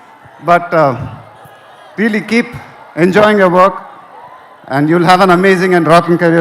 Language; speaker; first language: Telugu; native; Telugu